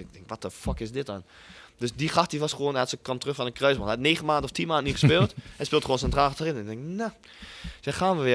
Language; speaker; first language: Dutch; native; Dutch